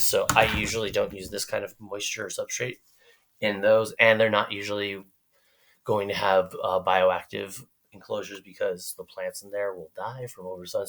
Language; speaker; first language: English; native; English